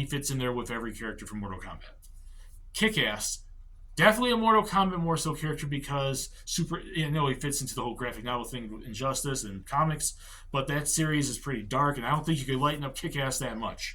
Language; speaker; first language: English; native; English